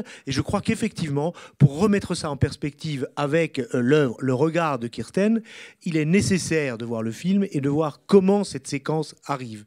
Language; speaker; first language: French; native; French